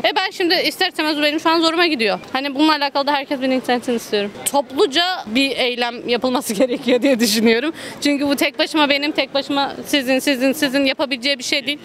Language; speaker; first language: Turkish; early bilingual, heritage; Turkish